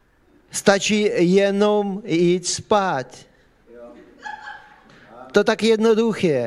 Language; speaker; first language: Czech; non-native, fluent; Ukrainian